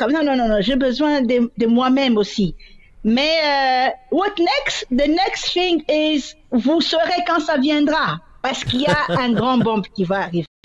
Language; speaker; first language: French; non-native, local second language; Swahili